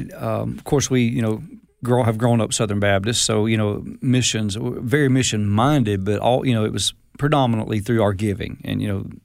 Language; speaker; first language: English; native; English